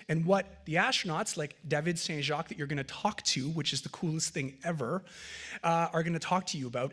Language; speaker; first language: English; early bilingual, other home language; French